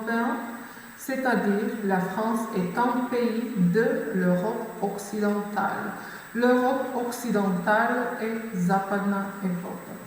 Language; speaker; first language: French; non-native, fluent; Macedonian